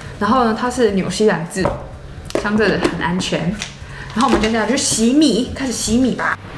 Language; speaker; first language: Chinese; native; Chinese